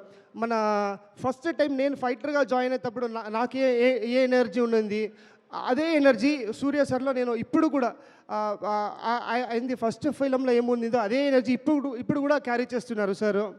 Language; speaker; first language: Telugu; non-native, learner; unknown